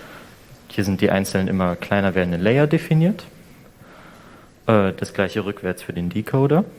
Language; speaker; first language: German; native; German